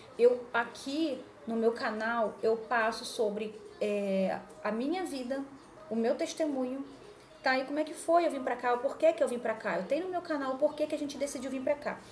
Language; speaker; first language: Portuguese; native; Portuguese